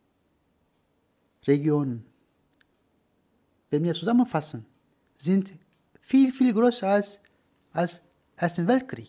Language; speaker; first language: German; non-native, learner; Turkish